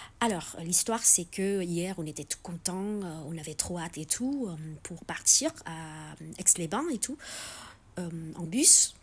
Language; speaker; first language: French; non-native, fluent; Vietnamese